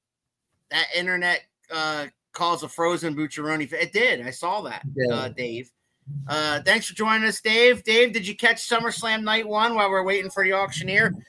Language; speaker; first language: English; native; English